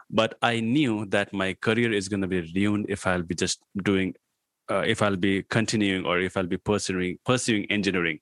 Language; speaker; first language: English; non-native, local second language; Hindi